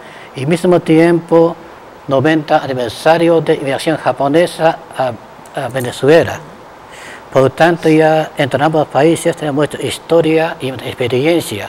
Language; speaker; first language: Spanish; non-native, fluent; Japanese